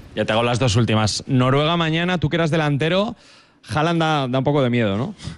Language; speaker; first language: Spanish; native; Spanish